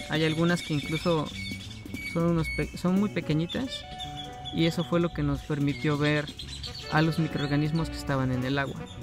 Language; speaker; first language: Spanish; native; Spanish